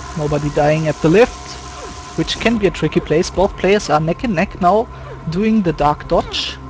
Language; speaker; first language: English; non-native, fluent; German